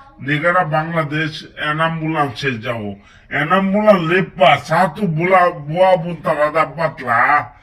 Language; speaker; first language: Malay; non-native, learner; Bangla